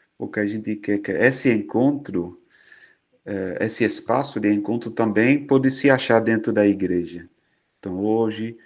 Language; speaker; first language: Portuguese; non-native, fluent; Dutch